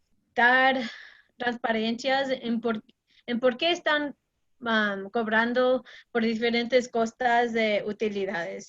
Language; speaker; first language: Spanish; non-native, fluent; English